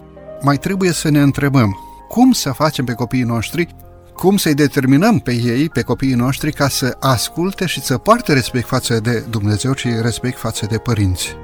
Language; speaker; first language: Romanian; native; Romanian